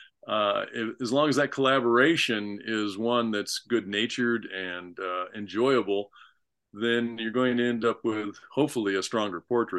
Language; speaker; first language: English; native; English